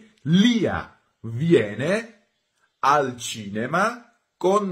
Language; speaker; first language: Italian; non-native, fluent; Georgian